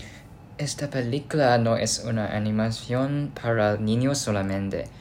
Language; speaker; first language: Spanish; non-native, learner; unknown